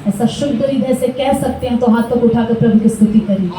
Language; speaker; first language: Hindi; non-native, local second language; Telugu